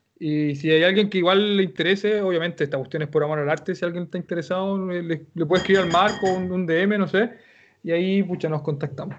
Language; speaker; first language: Spanish; native; Spanish